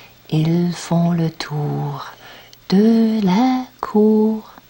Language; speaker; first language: French; native; French